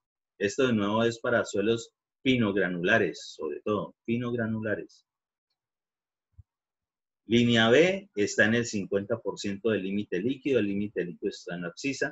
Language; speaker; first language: Spanish; native; Spanish